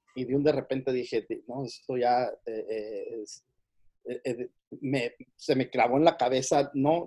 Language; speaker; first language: Spanish; early bilingual, heritage; Spanish